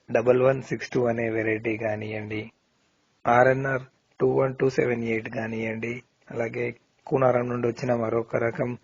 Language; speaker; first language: Telugu; native; Telugu